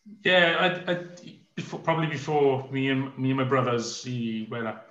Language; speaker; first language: English; native; English